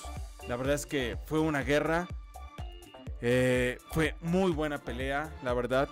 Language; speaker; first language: Spanish; native; Spanish